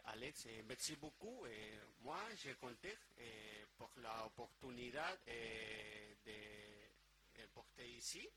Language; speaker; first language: French; non-native, learner; Spanish